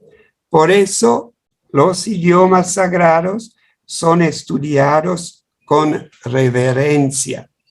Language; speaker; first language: Spanish; non-native, fluent; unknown